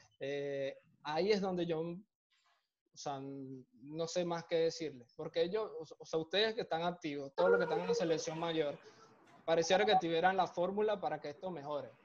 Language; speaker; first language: Spanish; native; Spanish